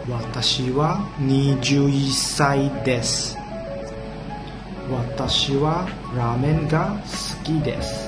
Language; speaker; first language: Japanese; non-native, learner; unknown